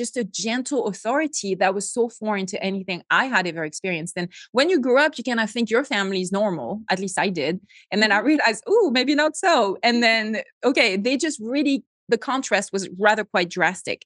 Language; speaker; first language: English; non-native, fluent; French